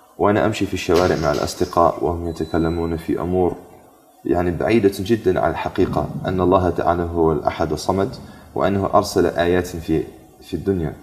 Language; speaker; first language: Arabic; non-native, fluent; English